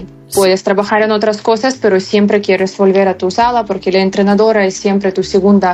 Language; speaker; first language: Spanish; non-native, fluent; Ukrainian